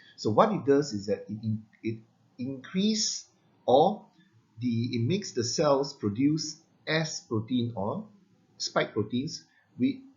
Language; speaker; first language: English; non-native, local second language; Malay